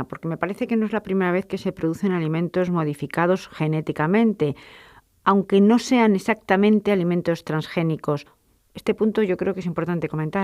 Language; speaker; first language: Spanish; native; Spanish